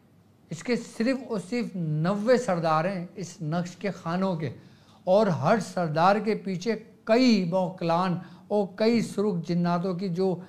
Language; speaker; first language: Urdu; native; Urdu